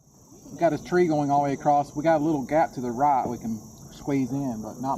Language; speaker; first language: English; native; English